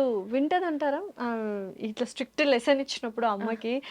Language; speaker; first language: Telugu; native; Telugu